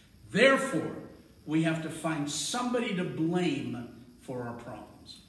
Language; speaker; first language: English; native; English